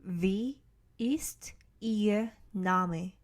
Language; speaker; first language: German; non-native, learner; Korean